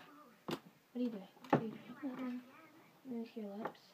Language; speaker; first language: English; native; English